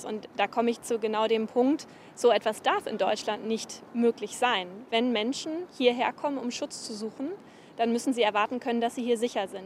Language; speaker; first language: German; native; German